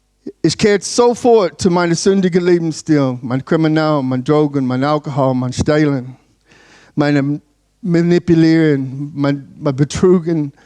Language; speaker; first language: German; non-native, learner; English